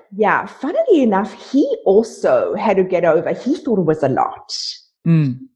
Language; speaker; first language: English; native; English